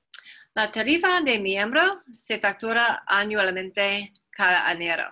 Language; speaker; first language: Spanish; non-native, fluent; English